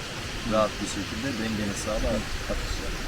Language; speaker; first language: Turkish; native; Turkish